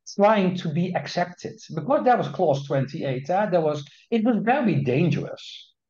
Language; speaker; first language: English; non-native, fluent; Dutch